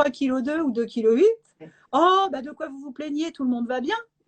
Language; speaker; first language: French; native; French